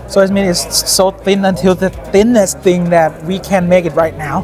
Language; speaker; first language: English; non-native, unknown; Thai